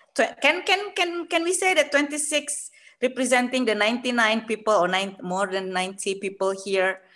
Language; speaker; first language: English; non-native, fluent; Malay